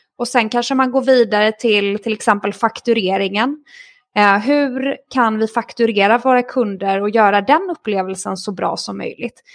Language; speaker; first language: Swedish; native; Swedish